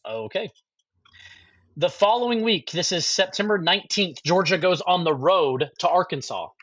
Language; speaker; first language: English; native; English